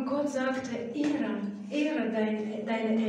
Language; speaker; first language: German; non-native, fluent; Russian